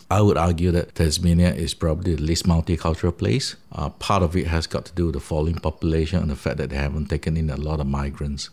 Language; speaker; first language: English; non-native, local second language; Min Nan Chinese